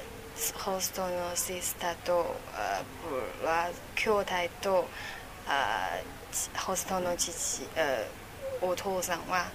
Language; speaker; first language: Japanese; non-native, learner; Chinese